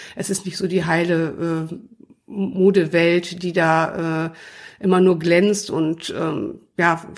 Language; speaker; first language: German; native; German